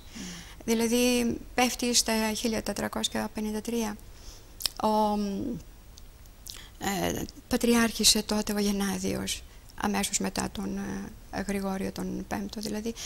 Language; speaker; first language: Greek; native; Greek